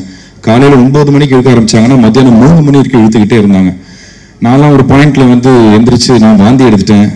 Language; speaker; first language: Tamil; native; Tamil